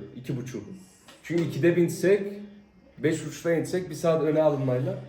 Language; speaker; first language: Turkish; native; Turkish